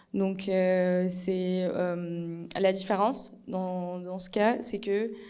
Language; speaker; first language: French; non-native, local second language; Arabic